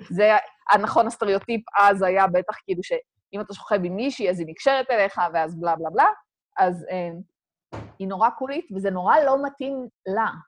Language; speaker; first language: Hebrew; native; Hebrew